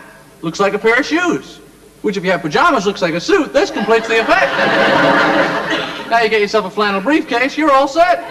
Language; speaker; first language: English; native; English